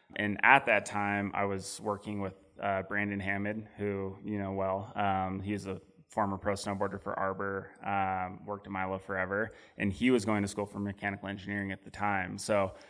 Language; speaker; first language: English; native; English